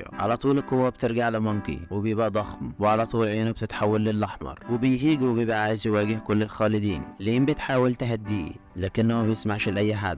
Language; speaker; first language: Arabic; native; Arabic